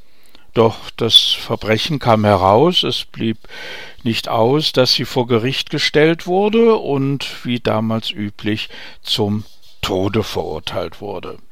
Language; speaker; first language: German; native; German